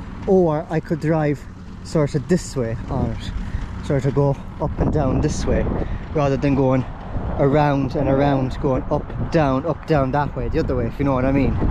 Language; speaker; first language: English; native; English